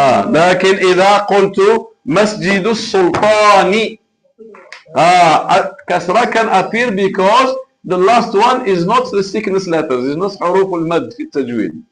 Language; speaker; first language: Arabic; non-native, fluent; Malay